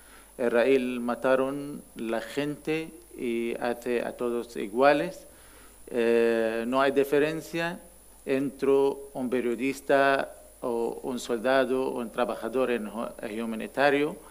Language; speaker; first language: Spanish; non-native, learner; Arabic